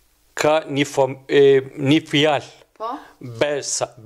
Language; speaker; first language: Albanian; non-native, learner; Turkish